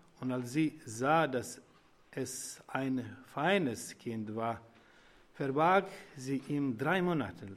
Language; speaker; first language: German; non-native, learner; Croatian